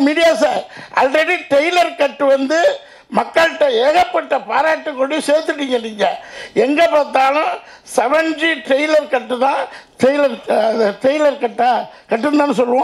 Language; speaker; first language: Tamil; native; Tamil